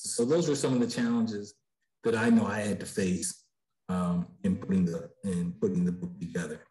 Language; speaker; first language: English; native; English